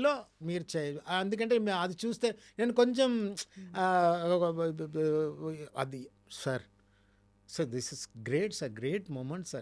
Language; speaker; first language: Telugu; non-native, learner; Tamil